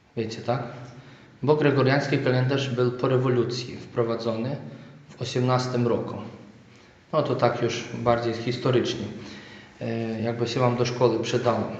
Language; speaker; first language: Polish; native; Polish